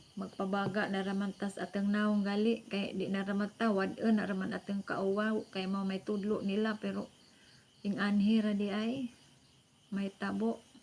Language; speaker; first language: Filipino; non-native, local second language; Cebuano